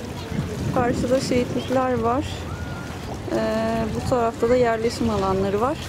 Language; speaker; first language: Turkish; native; Turkish